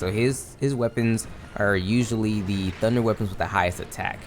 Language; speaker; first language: English; native; English